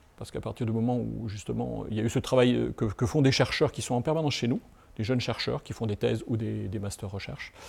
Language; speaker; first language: French; native; French